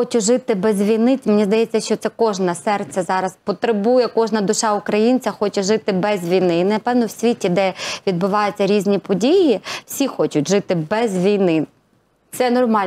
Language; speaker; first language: Ukrainian; native; Ukrainian